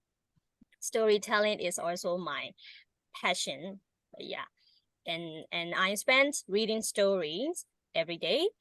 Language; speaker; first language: English; non-native, learner; Burmese